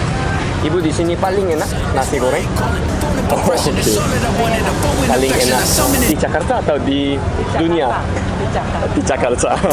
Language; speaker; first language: Indonesian; non-native, learner; Korean